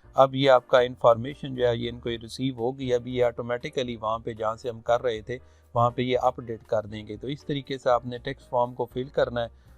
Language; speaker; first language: Urdu; non-native, local second language; Punjabi